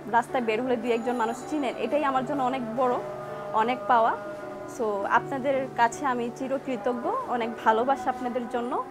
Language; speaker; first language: Bangla; early bilingual, heritage; Bangla